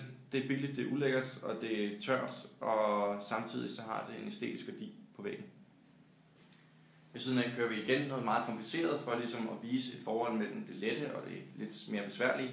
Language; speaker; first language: Danish; native; Danish